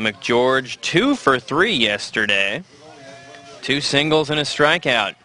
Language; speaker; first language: English; native; English